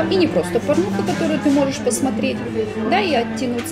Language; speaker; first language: Russian; native; Russian